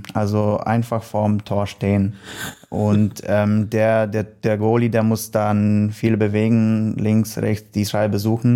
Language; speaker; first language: German; non-native, learner; Polish